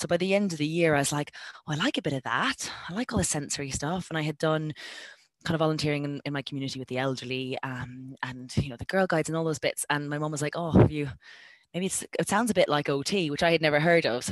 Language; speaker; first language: English; native; English